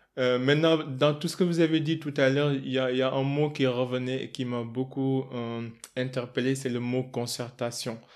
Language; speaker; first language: French; non-native, local second language; Wolof